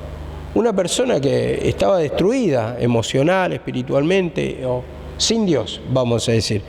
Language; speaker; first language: Spanish; native; Spanish